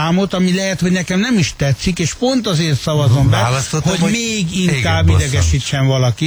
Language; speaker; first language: Hungarian; native; Hungarian